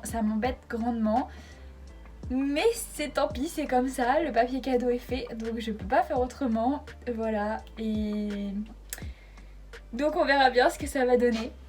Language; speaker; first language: French; native; French